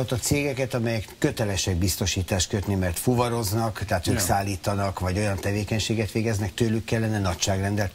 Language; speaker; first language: Hungarian; native; Hungarian